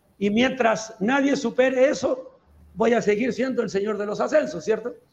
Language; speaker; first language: Spanish; native; Spanish